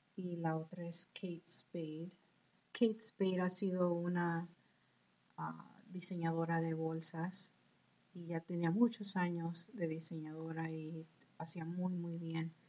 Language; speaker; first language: Spanish; early bilingual, heritage; Spanish